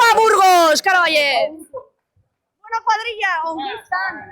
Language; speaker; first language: Basque; native; Basque